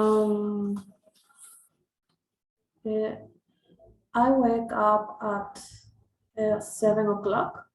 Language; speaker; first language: English; non-native, learner; Spanish